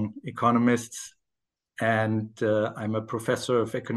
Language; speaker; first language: English; non-native, fluent; German